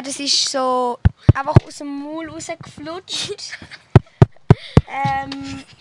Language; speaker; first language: German; native; German